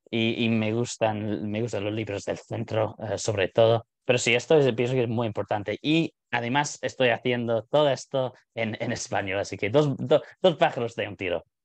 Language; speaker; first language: Spanish; non-native, fluent; English